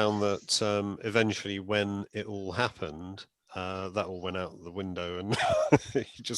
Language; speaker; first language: English; native; English